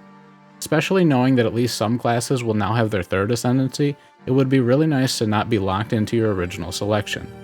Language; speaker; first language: English; native; English